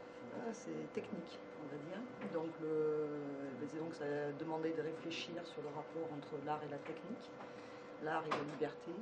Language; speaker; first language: French; native; French